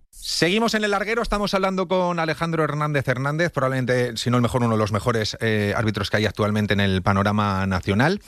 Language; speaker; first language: Spanish; native; Spanish